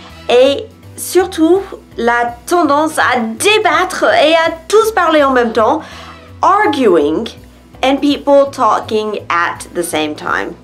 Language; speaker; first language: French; non-native, fluent; English